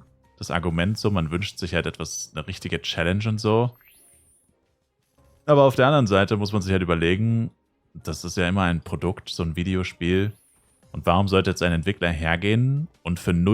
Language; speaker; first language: German; native; German